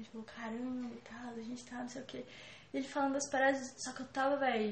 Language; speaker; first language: Portuguese; native; Portuguese